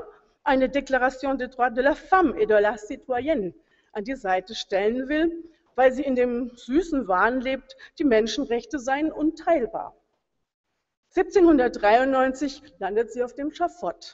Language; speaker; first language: German; native; German